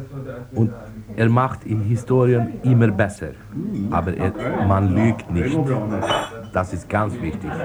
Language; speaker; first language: German; non-native, learner; Swedish